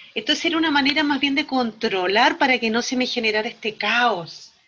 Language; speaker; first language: Spanish; native; Spanish